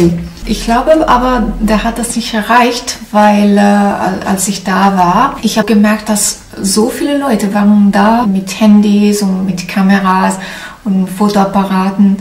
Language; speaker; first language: German; non-native, learner; Italian